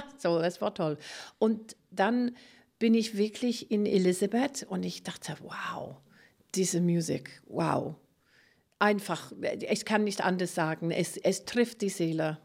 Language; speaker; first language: German; non-native, fluent; English